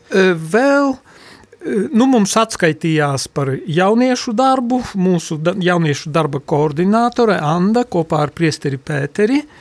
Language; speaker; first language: Latvian; non-native, local second language; Polish